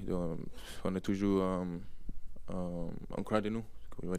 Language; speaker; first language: French; non-native, learner; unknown